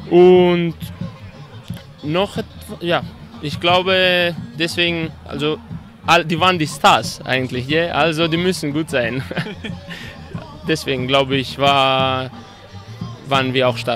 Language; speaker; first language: German; non-native, fluent; Greek